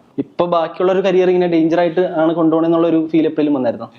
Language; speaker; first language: Malayalam; native; Malayalam